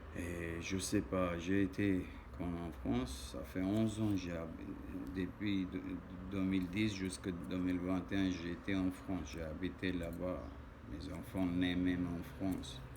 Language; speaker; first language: French; non-native, learner; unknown